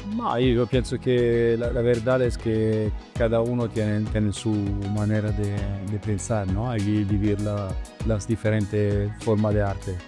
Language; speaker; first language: Spanish; non-native, learner; Italian